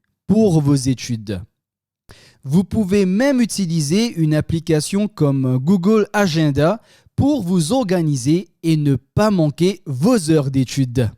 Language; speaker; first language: French; native; French